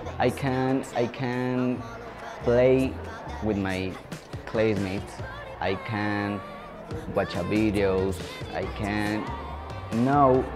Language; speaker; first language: English; non-native, learner; Spanish